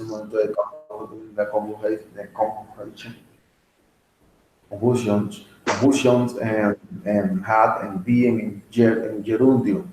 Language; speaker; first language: English; non-native, learner; Spanish